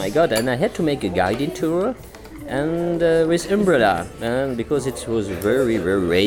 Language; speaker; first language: English; non-native, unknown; French